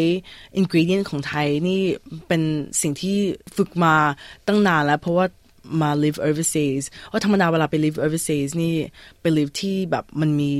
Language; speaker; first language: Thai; early bilingual, heritage; Thai